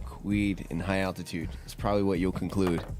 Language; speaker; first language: English; native; English